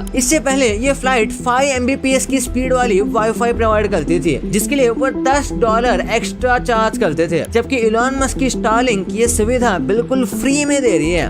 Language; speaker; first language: Hindi; native; Hindi